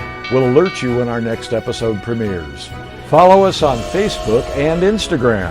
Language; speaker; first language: English; native; English